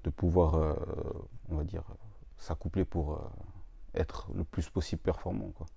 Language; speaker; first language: French; native; French